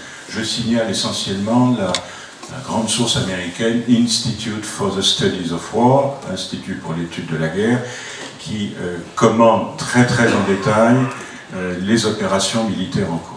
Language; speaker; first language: French; native; French